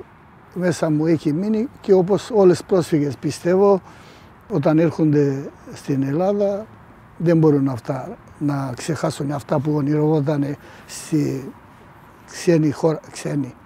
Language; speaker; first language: Greek; non-native, fluent; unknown